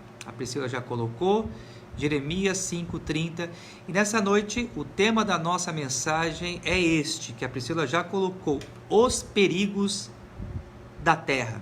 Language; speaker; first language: Portuguese; native; Portuguese